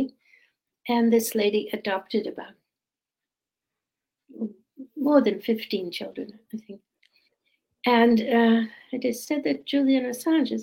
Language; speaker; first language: English; native; English